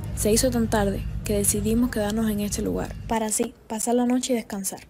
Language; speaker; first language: Spanish; native; Spanish